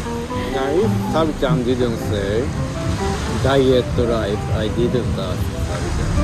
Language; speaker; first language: English; non-native, learner; Japanese